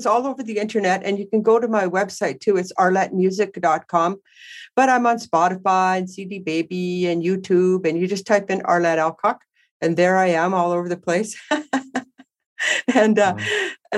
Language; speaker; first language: English; native; English